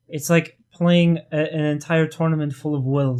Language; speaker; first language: English; native; English